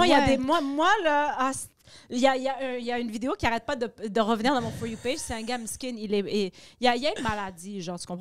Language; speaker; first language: French; native; French